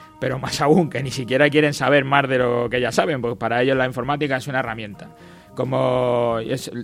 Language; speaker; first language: Spanish; native; Spanish